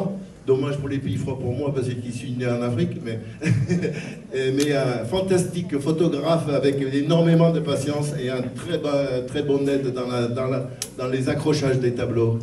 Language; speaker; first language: French; native; French